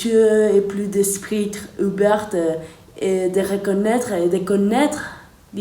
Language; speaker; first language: French; non-native, fluent; Spanish